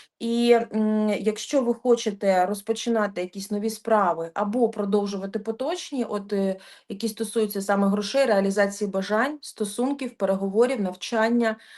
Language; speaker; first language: Ukrainian; non-native, local second language; Russian